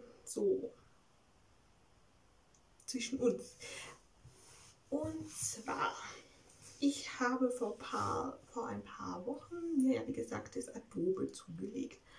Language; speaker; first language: German; native; German